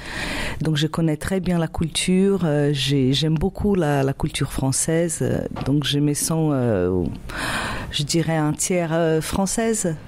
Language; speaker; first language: French; non-native, fluent; Portuguese